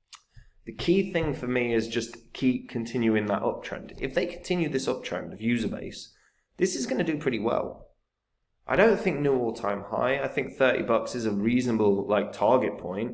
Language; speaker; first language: English; native; English